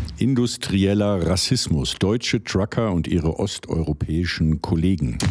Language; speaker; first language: German; native; German